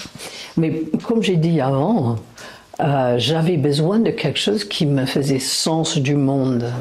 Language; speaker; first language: French; non-native, fluent; English